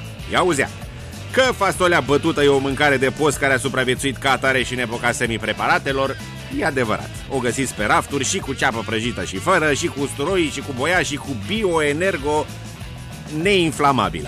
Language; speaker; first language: Romanian; native; Romanian